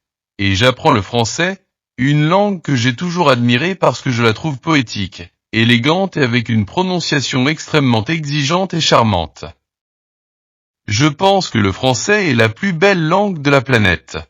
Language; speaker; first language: French; non-native, learner; Portuguese